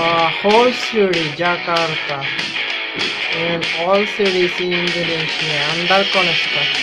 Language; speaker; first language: English; non-native, local second language; Bangla